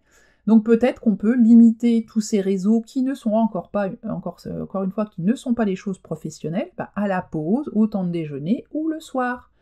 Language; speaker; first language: French; native; French